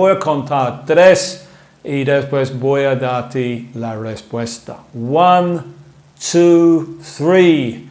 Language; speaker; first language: Spanish; non-native, fluent; English